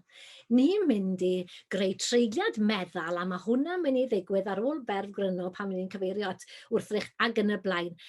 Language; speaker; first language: Welsh; native; Welsh